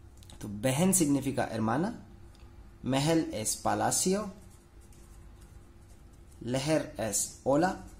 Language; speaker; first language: Spanish; non-native, fluent; Hindi